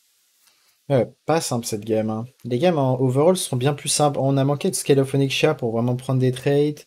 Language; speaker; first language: French; native; French